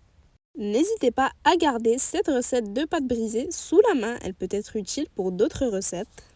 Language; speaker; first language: French; native; French